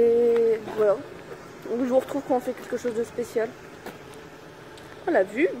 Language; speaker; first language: French; native; French